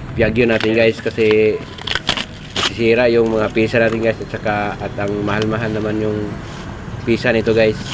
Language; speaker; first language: Filipino; non-native, local second language; Cebuano